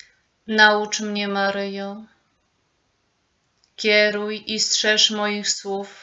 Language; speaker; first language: Polish; native; Polish